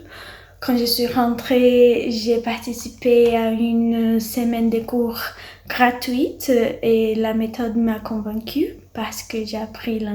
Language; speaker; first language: French; non-native, learner; Portuguese